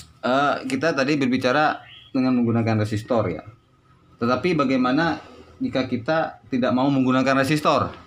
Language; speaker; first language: Indonesian; native; Indonesian